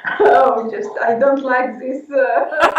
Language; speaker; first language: English; non-native, learner; Ukrainian